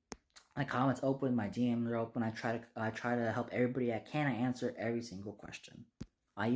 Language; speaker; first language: English; native; English